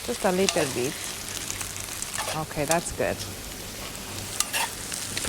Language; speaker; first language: English; native; English